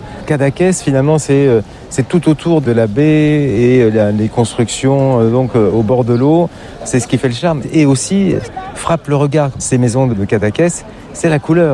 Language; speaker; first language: French; native; French